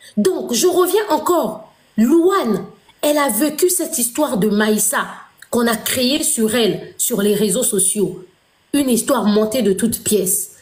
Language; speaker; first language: French; non-native, local second language; Lingala